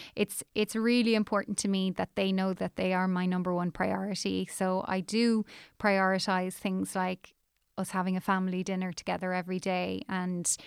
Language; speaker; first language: English; native; English